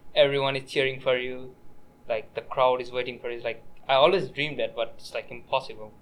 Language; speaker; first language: English; non-native, local second language; Nepali